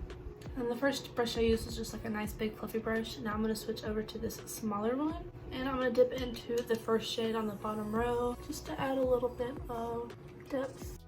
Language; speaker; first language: English; native; English